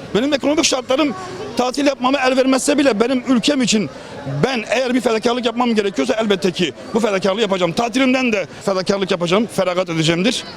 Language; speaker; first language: Turkish; native; Turkish